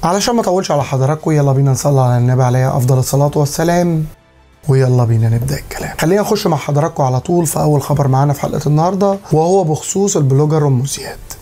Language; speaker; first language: Arabic; native; Arabic